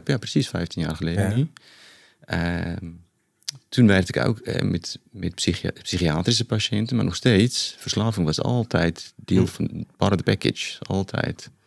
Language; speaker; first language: Dutch; non-native, fluent; Afrikaans